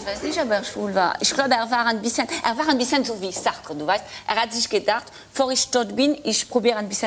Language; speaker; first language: German; non-native, fluent; French